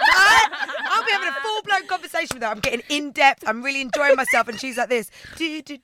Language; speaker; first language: English; native; English